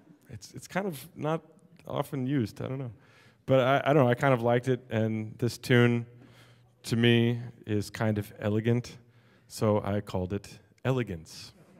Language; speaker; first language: English; native; English